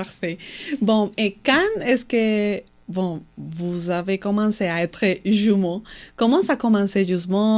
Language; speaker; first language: French; non-native, fluent; Spanish